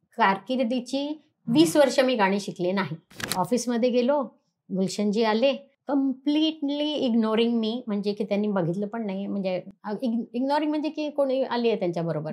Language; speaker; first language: Marathi; native; Marathi